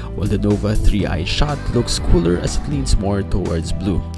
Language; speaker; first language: English; non-native, local second language; Filipino